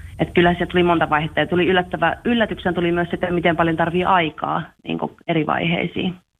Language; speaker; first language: Finnish; native; Finnish